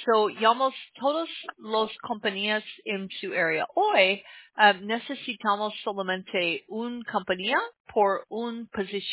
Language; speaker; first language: Spanish; non-native, learner; English